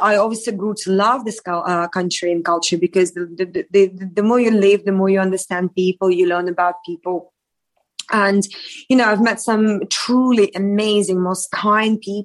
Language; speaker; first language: English; non-native, fluent; Russian